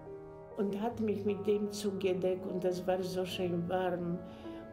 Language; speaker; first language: German; non-native, fluent; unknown